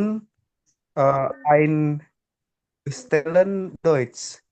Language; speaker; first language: German; non-native, learner; Indonesian